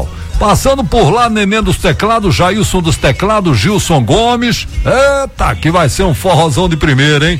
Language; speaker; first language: Portuguese; native; Portuguese